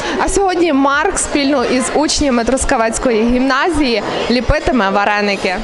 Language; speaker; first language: Ukrainian; native; Ukrainian